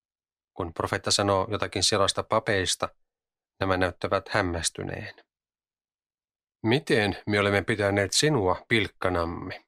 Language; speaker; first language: Finnish; native; Finnish